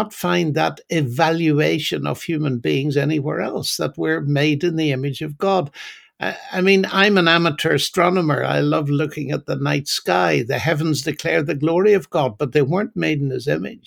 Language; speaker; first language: English; native; English